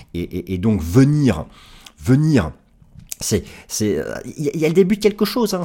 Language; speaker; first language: French; native; French